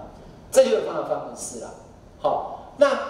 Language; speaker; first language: Chinese; native; Chinese